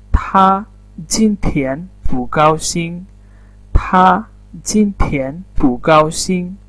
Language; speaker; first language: Chinese; non-native, learner; Urdu